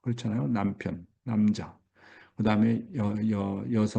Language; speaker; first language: Korean; native; Korean